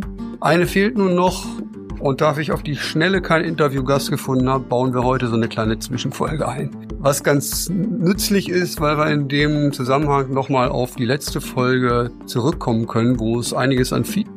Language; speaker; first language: German; native; German